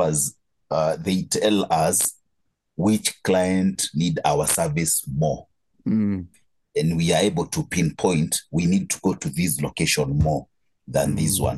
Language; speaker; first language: English; non-native, local second language; Kikuyu